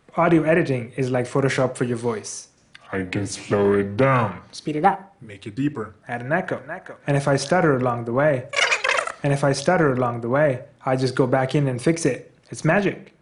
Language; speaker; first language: English; non-native, local second language; Urdu